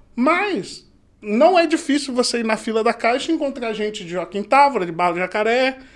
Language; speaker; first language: Portuguese; native; Portuguese